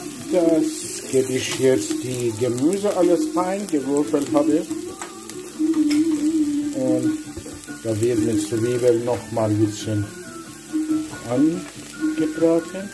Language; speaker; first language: German; non-native, learner; Persian